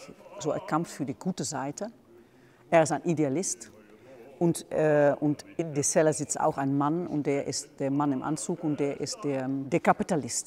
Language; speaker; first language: German; non-native, fluent; Dutch